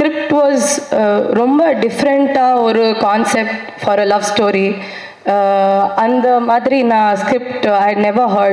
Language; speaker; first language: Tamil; non-native, local second language; Kannada